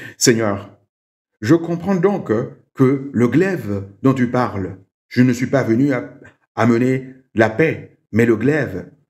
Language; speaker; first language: French; non-native, local second language; Swahili